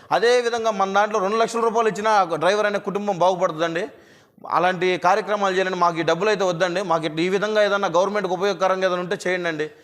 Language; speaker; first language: Telugu; native; Telugu